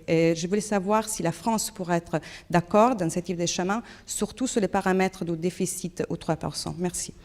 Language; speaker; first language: French; non-native, fluent; Italian